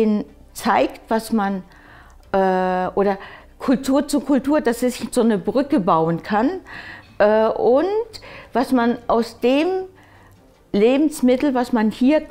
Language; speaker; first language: German; early bilingual, other home language; Japanese